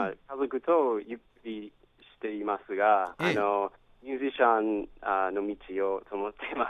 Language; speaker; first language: Japanese; non-native, fluent; English